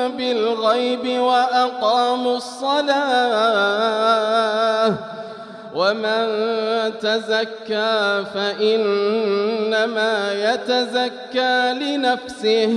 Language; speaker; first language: Arabic; native; Arabic